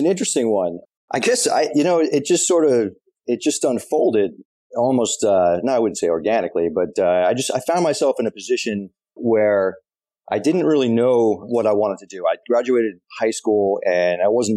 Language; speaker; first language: English; native; English